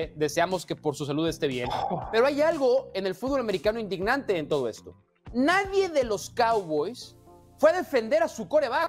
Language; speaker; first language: Spanish; native; Spanish